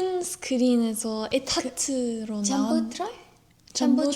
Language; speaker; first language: Korean; non-native, learner; English